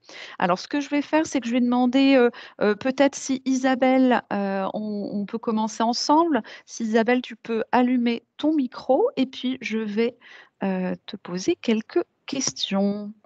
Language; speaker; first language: French; native; French